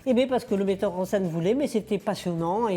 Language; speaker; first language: French; native; French